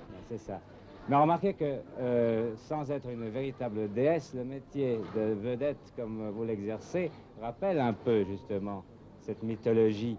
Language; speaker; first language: French; native; French